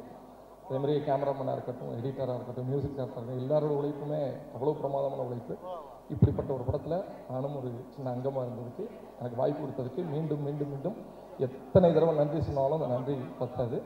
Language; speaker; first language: Tamil; native; Tamil